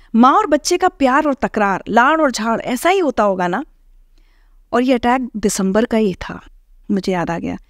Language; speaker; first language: Hindi; native; Hindi